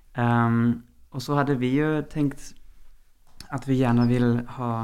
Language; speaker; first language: Norwegian; non-native, fluent; German